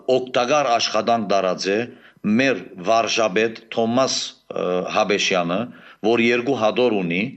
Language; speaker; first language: Armenian; native; Armenian